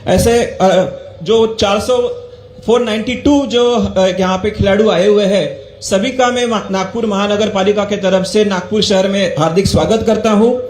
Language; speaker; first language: Hindi; non-native, local second language; Marathi